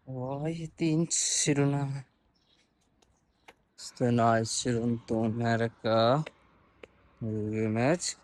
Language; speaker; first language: Armenian; non-native, learner; Hindi